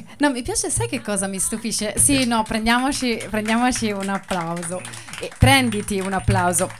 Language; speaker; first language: Italian; native; Italian